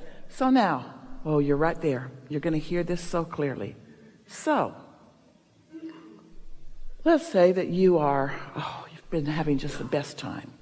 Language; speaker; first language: English; native; English